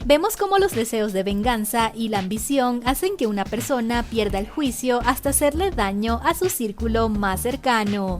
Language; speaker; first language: Spanish; native; Spanish